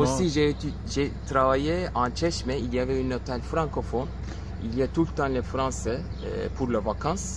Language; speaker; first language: French; non-native, fluent; Turkish